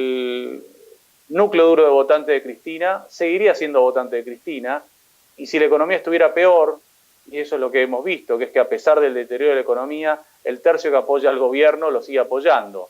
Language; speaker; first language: Spanish; native; Spanish